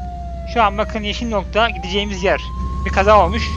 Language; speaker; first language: Turkish; native; Turkish